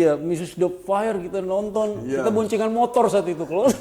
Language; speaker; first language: Indonesian; native; Indonesian